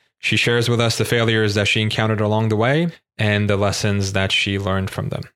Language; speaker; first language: English; non-native, fluent; Turkish